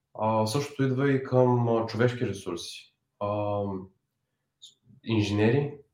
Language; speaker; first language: Bulgarian; native; Bulgarian